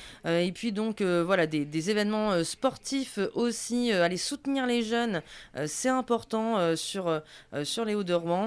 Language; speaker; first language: French; native; French